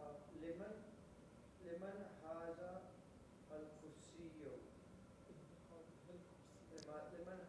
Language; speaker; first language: Arabic; non-native, learner; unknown